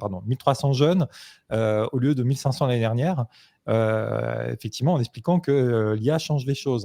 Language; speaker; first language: French; native; French